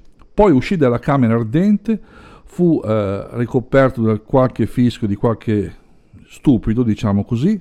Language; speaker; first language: Italian; native; Italian